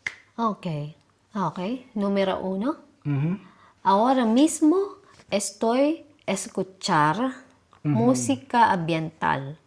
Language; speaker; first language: Spanish; non-native, learner; Filipino